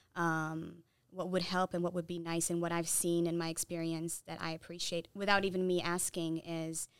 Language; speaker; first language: English; non-native, fluent; Tigrinya